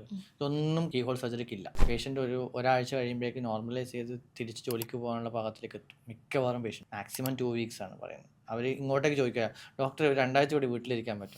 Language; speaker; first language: Malayalam; native; Malayalam